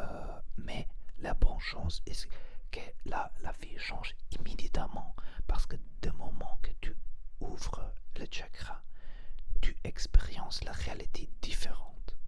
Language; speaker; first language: French; non-native, learner; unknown